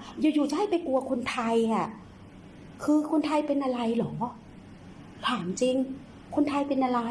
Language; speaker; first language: Thai; non-native, fluent; Burmese